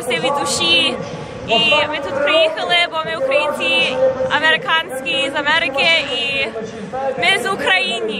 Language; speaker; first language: Ukrainian; early bilingual, heritage; Ukrainian